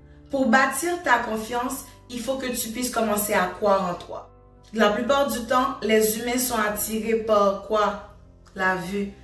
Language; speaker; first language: French; native; French